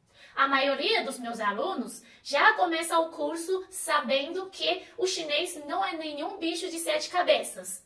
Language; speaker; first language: Portuguese; non-native, fluent; Chinese